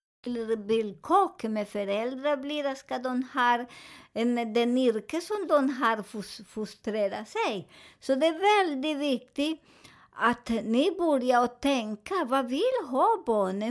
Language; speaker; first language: Swedish; non-native, learner; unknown